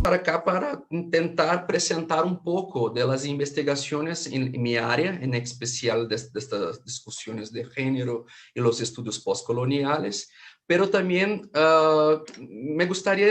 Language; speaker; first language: Spanish; non-native, fluent; Portuguese